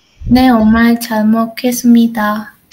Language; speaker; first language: Korean; non-native, learner; Indonesian